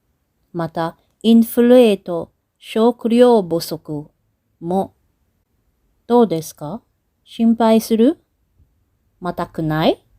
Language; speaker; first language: Japanese; non-native, learner; English